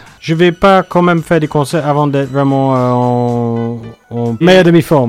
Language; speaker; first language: French; non-native, fluent; English